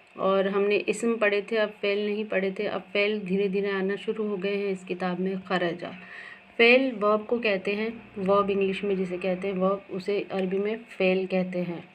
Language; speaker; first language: Hindi; native; Hindi